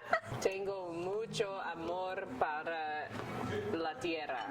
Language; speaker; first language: Spanish; non-native, learner; English